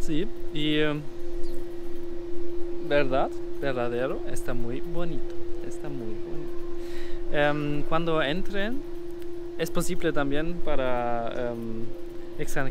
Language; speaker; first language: Spanish; non-native, learner; German